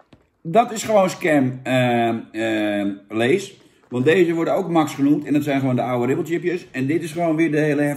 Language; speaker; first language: Dutch; native; Dutch